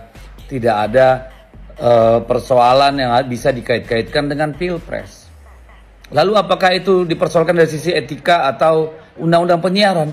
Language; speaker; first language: Indonesian; native; Indonesian